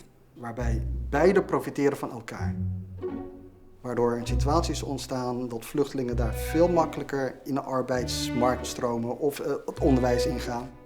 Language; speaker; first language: Dutch; native; Dutch